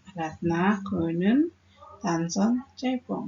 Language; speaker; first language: German; non-native, learner; Indonesian